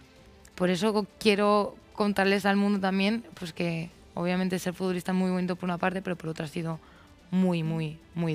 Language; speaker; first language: Spanish; native; Spanish